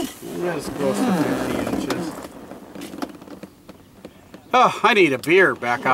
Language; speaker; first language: English; native; English